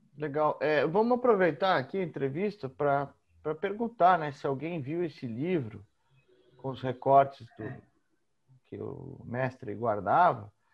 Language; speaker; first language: Portuguese; native; Portuguese